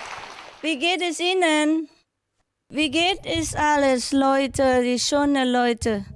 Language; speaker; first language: German; non-native, learner; Vietnamese